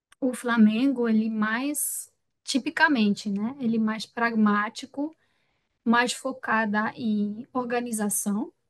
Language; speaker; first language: Portuguese; non-native, fluent; French